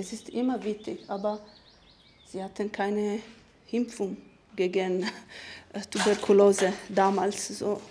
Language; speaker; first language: German; non-native, fluent; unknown